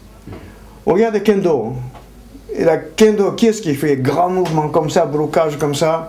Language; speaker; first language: French; non-native, fluent; Japanese